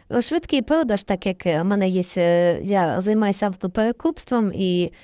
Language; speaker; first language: Ukrainian; native; Ukrainian